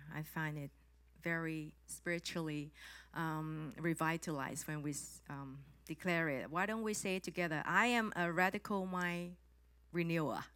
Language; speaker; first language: English; non-native, local second language; Cantonese